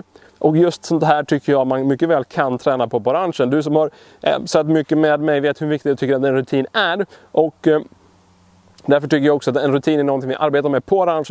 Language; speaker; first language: Swedish; native; Swedish